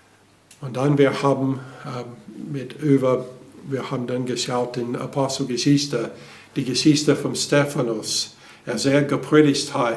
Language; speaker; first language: German; non-native, fluent; English